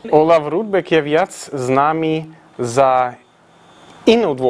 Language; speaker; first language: Slovak; non-native, fluent; Swedish